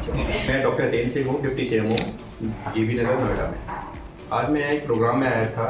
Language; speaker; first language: Hindi; native; Hindi